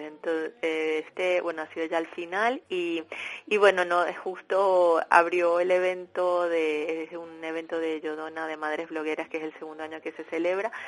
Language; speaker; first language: Spanish; native; Spanish